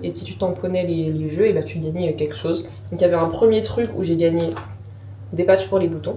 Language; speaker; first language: French; native; French